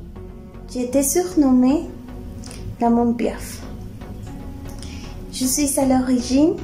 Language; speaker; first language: French; non-native, fluent; Spanish